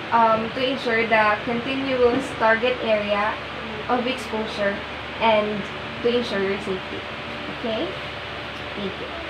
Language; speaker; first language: English; non-native, local second language; Filipino